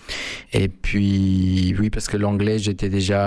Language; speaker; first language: French; non-native, fluent; Spanish